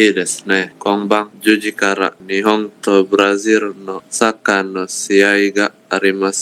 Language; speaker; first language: Japanese; non-native, learner; Indonesian